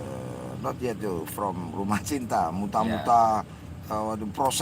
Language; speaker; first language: English; non-native, learner; Indonesian